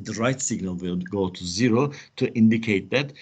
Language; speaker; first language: English; non-native, fluent; Turkish